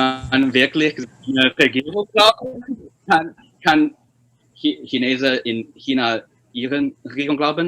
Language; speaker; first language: German; non-native, fluent; Chinese